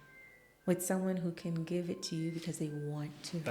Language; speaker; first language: English; native; English